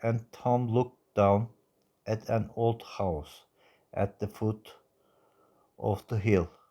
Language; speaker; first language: English; non-native, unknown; Turkish